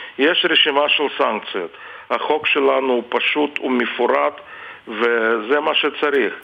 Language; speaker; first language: Hebrew; non-native, fluent; Russian